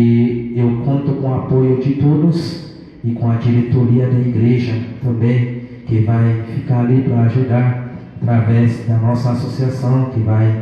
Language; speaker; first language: Portuguese; non-native, local second language; Haitian Creole